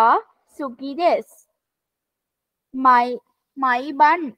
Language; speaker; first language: Japanese; non-native, learner; Sinhala